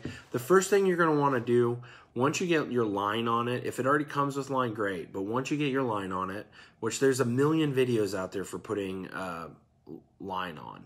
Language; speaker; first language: English; native; English